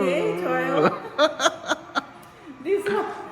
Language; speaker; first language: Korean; non-native, learner; Odia